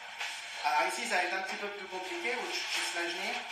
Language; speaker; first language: Russian; non-native, learner; French